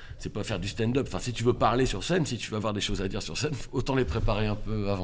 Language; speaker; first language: French; native; French